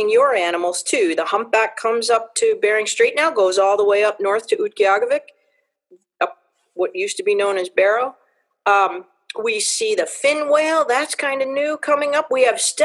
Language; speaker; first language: English; native; English